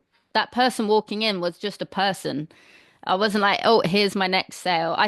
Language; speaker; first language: English; native; English